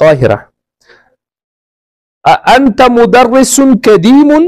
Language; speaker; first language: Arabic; non-native, fluent; Kashmiri